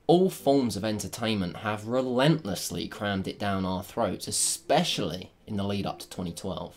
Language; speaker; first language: English; native; English